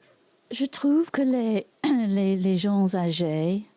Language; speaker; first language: French; non-native, learner; English